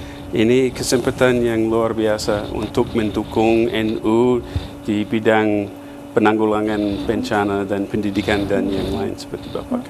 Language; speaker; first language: Indonesian; non-native, fluent; English